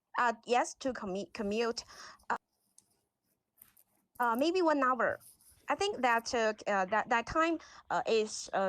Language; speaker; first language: English; non-native, learner; Chinese